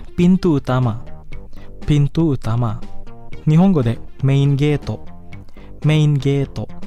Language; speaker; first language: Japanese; non-native, fluent; Indonesian